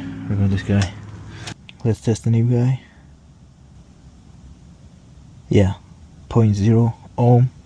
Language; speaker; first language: English; non-native, fluent; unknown